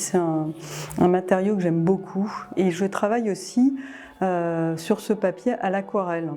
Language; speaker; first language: French; native; French